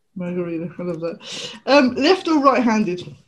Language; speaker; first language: English; native; English